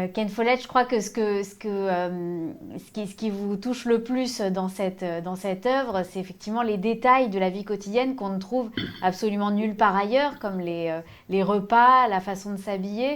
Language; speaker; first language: French; native; French